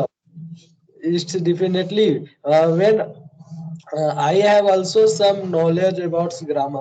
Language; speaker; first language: English; non-native, learner; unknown